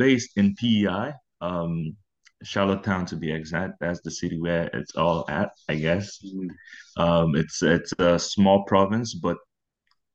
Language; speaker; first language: English; non-native, local second language; Igbo